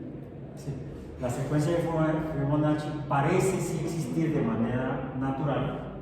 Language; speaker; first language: Spanish; native; Spanish